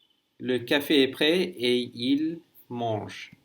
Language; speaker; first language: French; non-native, learner; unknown